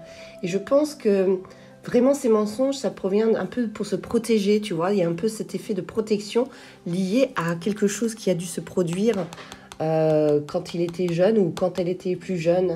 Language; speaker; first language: French; native; French